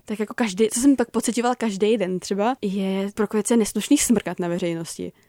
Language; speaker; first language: Czech; native; Czech